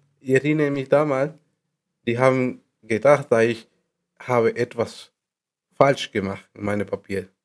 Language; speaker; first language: German; non-native, learner; Spanish